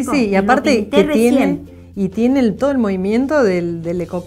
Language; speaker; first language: Spanish; native; Spanish